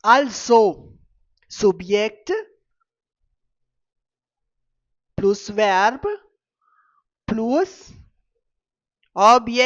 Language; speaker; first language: German; non-native, fluent; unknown